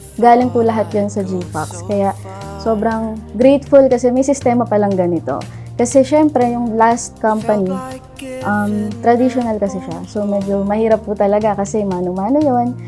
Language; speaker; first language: Filipino; native; Filipino